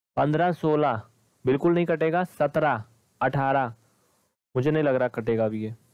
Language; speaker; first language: Hindi; native; Hindi